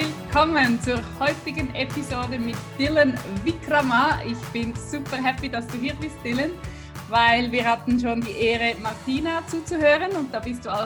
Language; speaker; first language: German; native; German